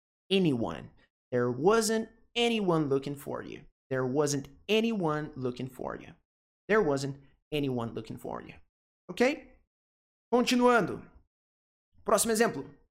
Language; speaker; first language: English; non-native, fluent; Portuguese